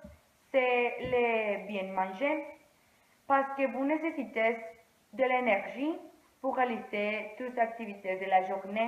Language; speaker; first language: French; non-native, learner; Spanish